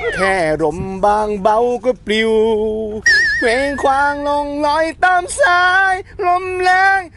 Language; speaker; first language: Thai; native; Thai